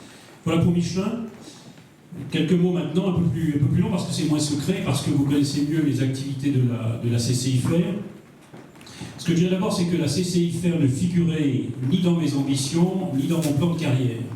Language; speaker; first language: French; native; French